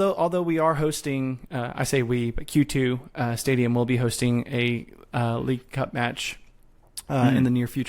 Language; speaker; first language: English; native; English